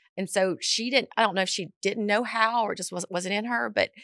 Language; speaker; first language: English; native; English